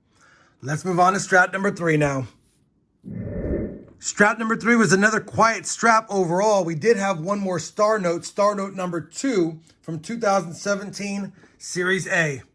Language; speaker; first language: English; native; English